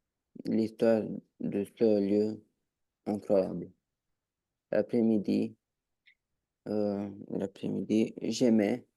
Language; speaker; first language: French; non-native, learner; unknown